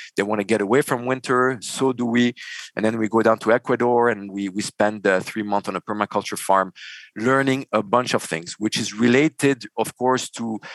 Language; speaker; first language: English; non-native, fluent; Arabic